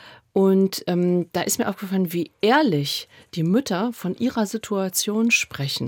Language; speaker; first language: German; native; German